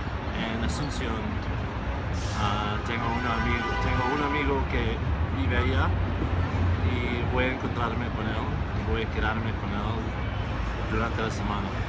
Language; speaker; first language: Spanish; non-native, fluent; English